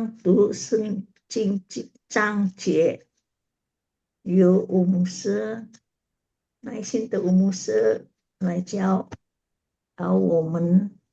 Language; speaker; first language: Chinese; non-native, learner; Indonesian